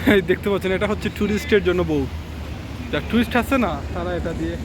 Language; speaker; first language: Bangla; non-native, local second language; Sylheti